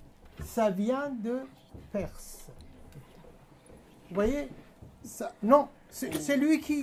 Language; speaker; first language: French; non-native, fluent; Persian